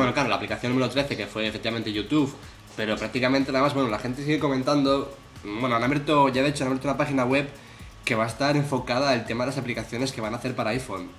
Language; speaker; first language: Spanish; native; Spanish